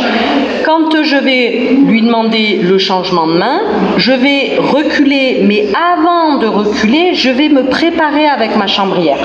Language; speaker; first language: French; native; French